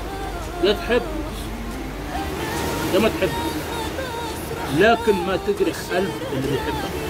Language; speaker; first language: Arabic; native; Arabic